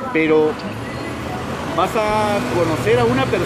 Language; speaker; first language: Spanish; native; Spanish